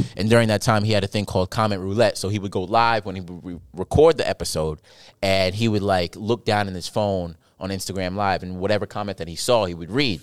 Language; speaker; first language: English; native; English